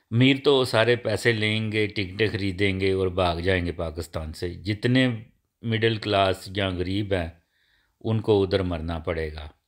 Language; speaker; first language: Urdu; non-native, local second language; Punjabi